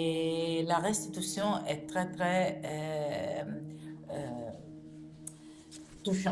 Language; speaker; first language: French; non-native, learner; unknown